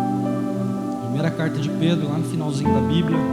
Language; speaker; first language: Portuguese; native; Portuguese